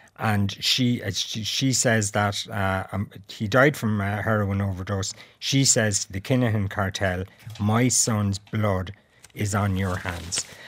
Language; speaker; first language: English; native; English